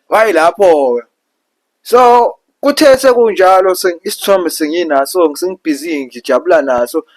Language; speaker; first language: Zulu; non-native, local second language; Xhosa